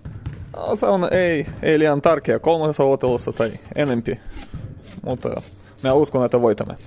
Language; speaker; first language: Finnish; non-native, learner; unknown